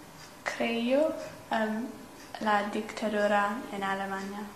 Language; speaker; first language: Spanish; non-native, learner; English